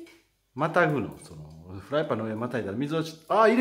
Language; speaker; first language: Japanese; native; Japanese